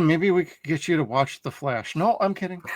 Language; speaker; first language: English; native; English